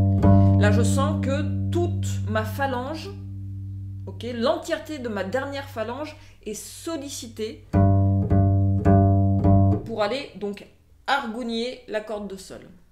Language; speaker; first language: French; native; French